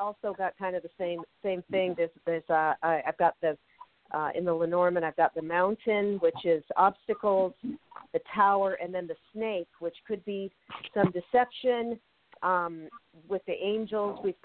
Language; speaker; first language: English; native; English